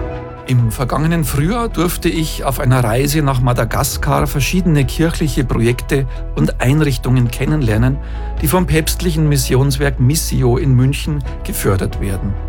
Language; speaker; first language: German; native; German